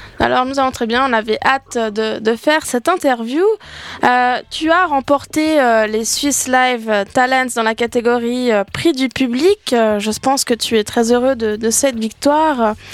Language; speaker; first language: French; native; French